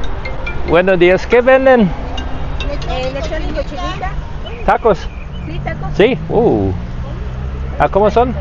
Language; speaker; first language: Spanish; non-native, learner; English